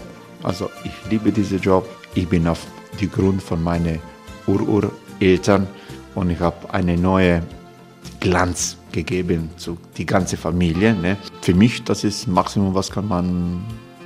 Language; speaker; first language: German; non-native, fluent; Croatian